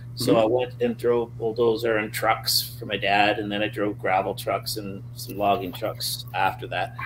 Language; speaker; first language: English; native; English